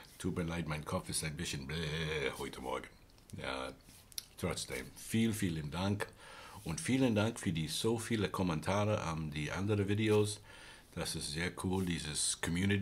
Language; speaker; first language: German; non-native, learner; English